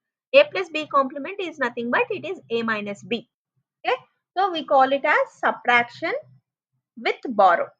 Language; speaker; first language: English; non-native, local second language; Telugu